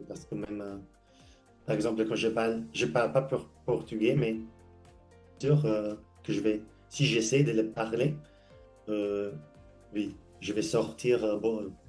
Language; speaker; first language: French; non-native, fluent; English